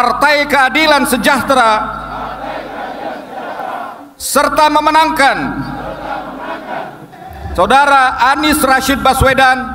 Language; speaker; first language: Indonesian; native; Indonesian